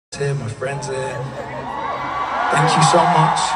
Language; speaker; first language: English; native; English